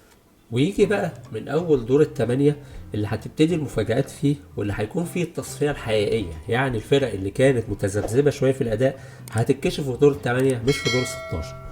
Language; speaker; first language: Arabic; native; Arabic